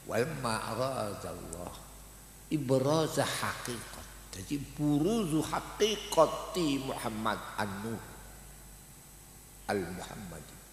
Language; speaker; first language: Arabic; non-native, fluent; Javanese